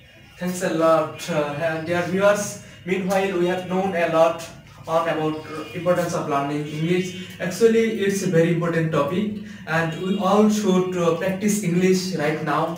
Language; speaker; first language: English; non-native, learner; Bangla